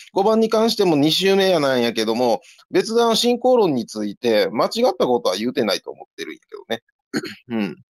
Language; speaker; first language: Japanese; native; Japanese